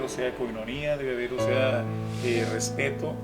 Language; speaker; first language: Spanish; native; Spanish